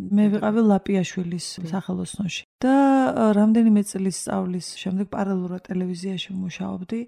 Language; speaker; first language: Georgian; native; Georgian